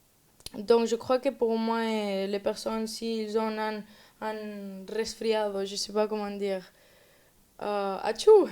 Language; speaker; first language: French; non-native, learner; Spanish